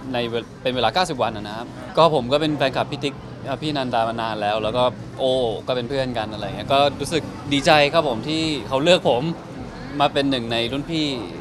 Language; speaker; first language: Thai; early bilingual, heritage; Thai